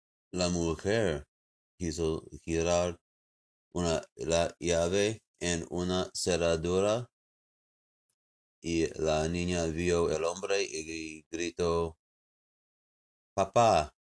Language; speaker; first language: Spanish; non-native, learner; English